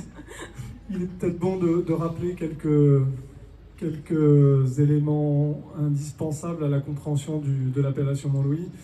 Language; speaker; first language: French; native; French